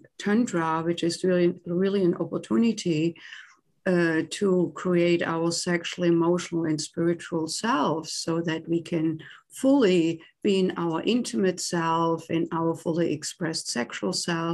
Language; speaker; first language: English; non-native, fluent; German